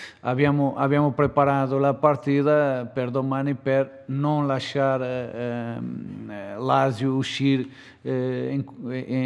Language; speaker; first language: Italian; non-native, fluent; Portuguese